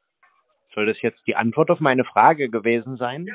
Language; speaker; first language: German; native; German